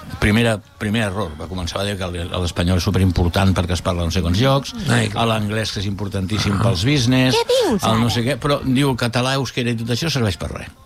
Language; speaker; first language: Catalan; non-native, local second language; Spanish